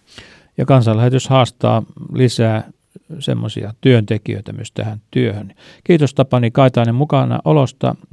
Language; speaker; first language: Finnish; native; Finnish